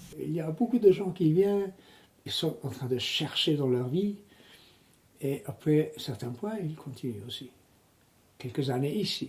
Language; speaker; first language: French; non-native, local second language; German